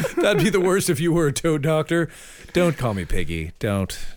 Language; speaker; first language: English; native; English